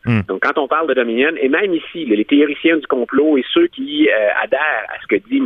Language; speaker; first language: French; native; French